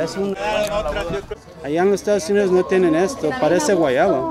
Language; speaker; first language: Spanish; early bilingual, heritage; Spanish